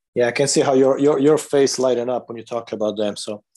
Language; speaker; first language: English; non-native, fluent; Italian